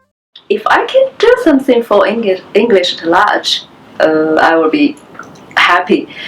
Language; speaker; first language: English; non-native, learner; Chinese